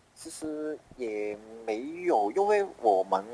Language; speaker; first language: Chinese; non-native, fluent; Cantonese